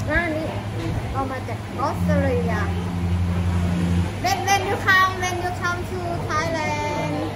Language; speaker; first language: English; non-native, learner; Thai